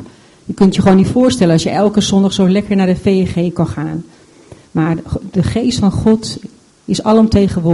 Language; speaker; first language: Dutch; native; Dutch